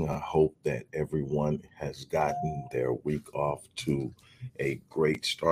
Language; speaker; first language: English; native; English